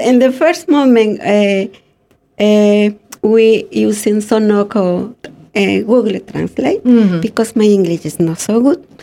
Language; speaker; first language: English; non-native, learner; Spanish